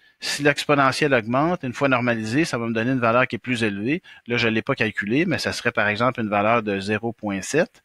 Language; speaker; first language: French; native; French